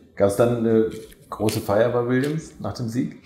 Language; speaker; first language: German; native; German